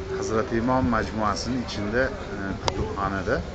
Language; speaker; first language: Turkish; non-native, learner; Uzbek